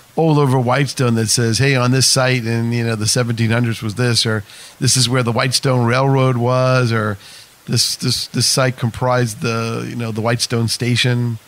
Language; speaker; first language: English; native; English